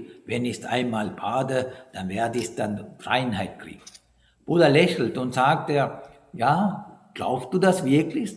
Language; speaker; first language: German; non-native, fluent; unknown